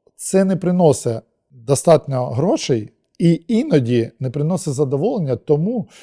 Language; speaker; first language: Ukrainian; non-native, local second language; Russian